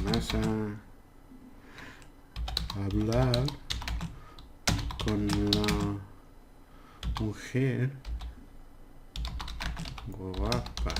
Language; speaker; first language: Spanish; non-native, learner; English